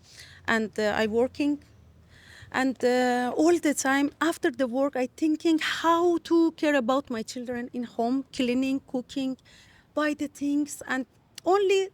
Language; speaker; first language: English; non-native, learner; Persian